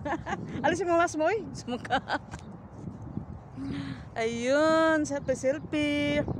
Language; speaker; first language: Filipino; non-native, local second language; Cebuano